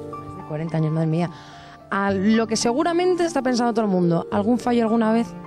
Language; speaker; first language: Spanish; native; Spanish